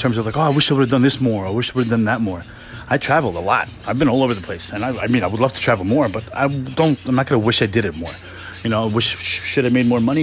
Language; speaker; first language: English; native; English